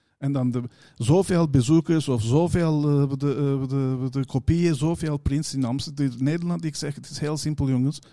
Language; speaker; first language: Dutch; non-native, fluent; Turkish